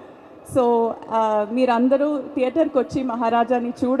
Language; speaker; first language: Telugu; non-native, fluent; Malayalam